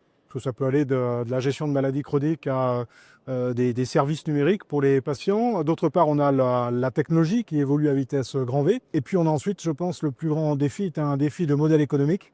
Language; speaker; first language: French; native; French